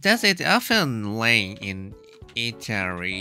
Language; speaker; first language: English; non-native, learner; Japanese